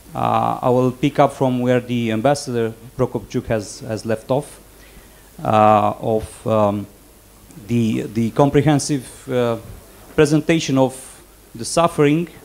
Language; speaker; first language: English; non-native, fluent; Romanian